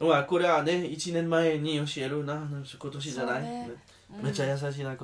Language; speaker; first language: Japanese; non-native, learner; French